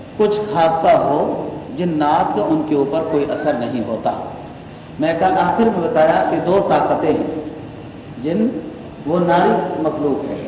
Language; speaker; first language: Urdu; native; Urdu